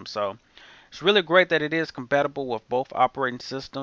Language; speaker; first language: English; native; English